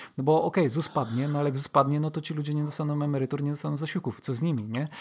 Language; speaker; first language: Polish; native; Polish